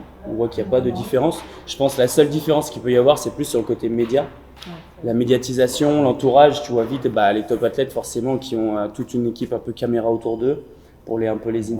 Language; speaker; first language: French; native; French